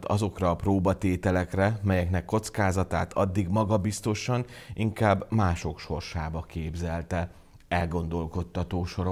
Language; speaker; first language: Hungarian; native; Hungarian